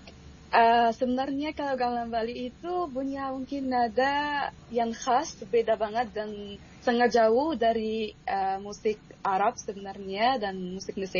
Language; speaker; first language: Indonesian; non-native, fluent; Arabic